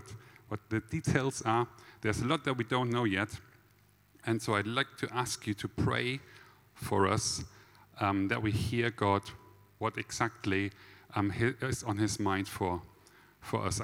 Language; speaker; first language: English; non-native, fluent; German